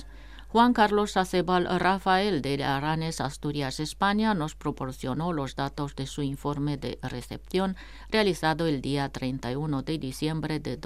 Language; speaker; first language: Spanish; non-native, fluent; Romanian